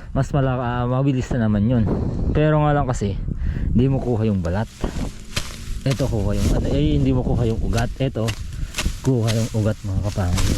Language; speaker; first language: Filipino; native; Filipino